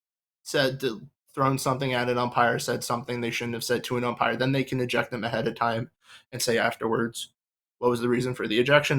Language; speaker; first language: English; native; English